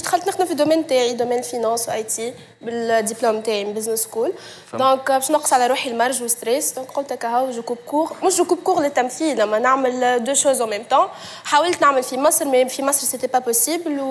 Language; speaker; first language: Arabic; native; Arabic